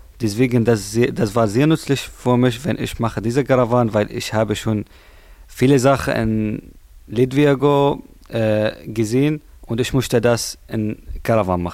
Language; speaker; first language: German; non-native, learner; Arabic